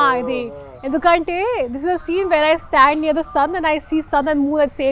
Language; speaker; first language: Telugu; non-native, local second language; Hindi